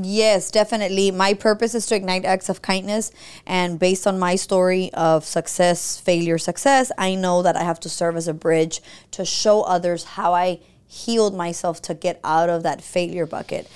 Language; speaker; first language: English; early bilingual, other home language; Spanish